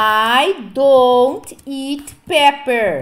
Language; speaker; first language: English; non-native, fluent; Portuguese